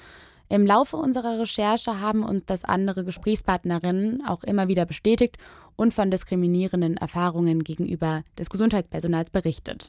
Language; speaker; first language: German; native; German